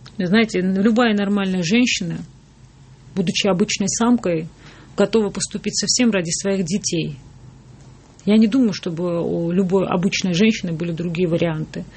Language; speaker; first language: Russian; non-native, local second language; Georgian